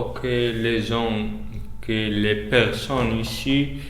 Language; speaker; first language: French; non-native, learner; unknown